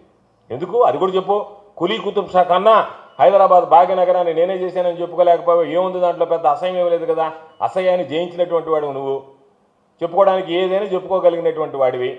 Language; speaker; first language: Telugu; native; Telugu